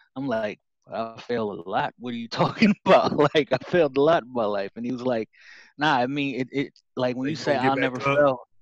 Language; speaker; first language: English; native; English